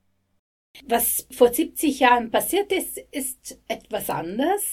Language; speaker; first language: German; non-native, fluent; Italian